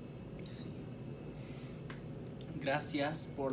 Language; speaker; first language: Spanish; non-native, learner; English